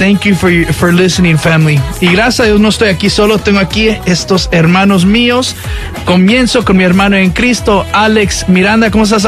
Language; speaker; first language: Spanish; early bilingual, heritage; Spanish